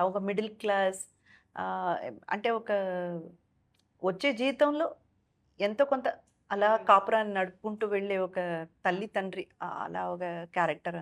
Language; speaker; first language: Telugu; native; Telugu